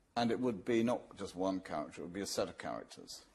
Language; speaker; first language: English; native; English